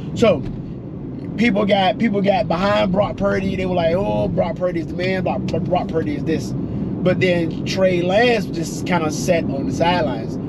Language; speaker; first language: English; native; English